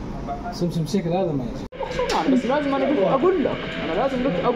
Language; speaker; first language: Arabic; non-native, learner; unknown